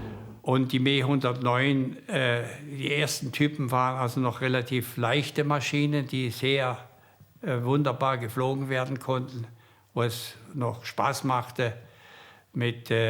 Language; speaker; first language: German; native; German